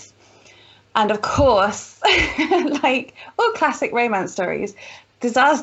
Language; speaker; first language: English; native; English